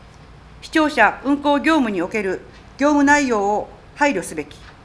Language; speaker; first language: Japanese; native; Japanese